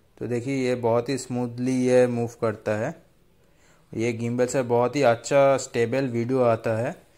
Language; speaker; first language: Hindi; native; Hindi